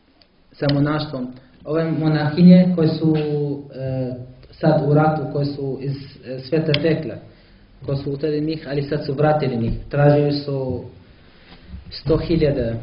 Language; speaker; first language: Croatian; non-native, learner; Arabic